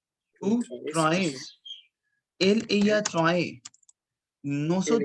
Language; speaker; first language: Spanish; non-native, fluent; Hindi